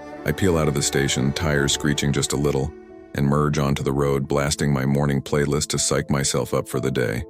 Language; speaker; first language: English; native; English